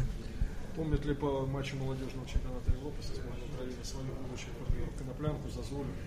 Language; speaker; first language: Russian; native; Russian